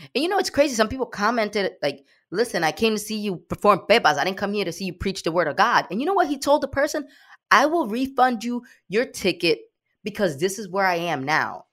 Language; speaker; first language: English; early bilingual, other home language; Spanish